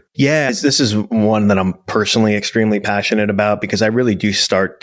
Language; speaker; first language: English; native; English